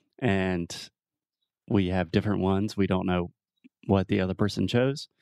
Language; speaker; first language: English; native; English